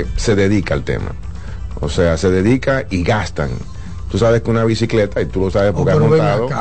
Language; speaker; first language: Spanish; native; Spanish